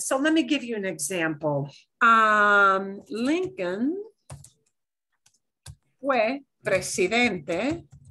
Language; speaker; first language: Spanish; non-native, fluent; English